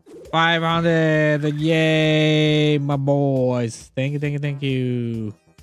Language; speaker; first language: English; non-native, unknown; Japanese